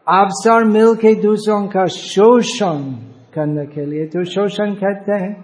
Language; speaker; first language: Hindi; non-native, fluent; English